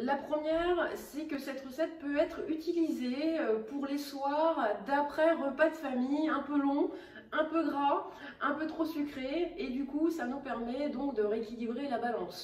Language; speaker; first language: French; native; French